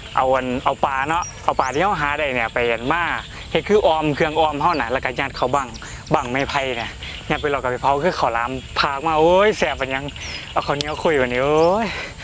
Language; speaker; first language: Thai; native; Thai